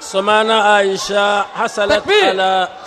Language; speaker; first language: Arabic; non-native, fluent; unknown